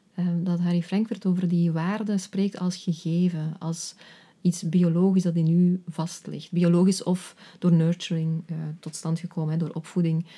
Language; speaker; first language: Dutch; native; Dutch